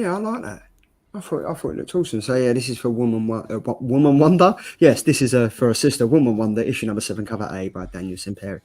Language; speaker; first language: English; native; English